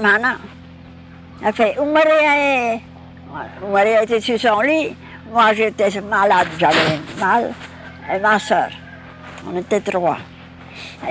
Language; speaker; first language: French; non-native, local second language; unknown